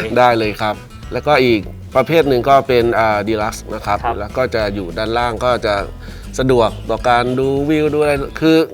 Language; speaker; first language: Thai; native; Thai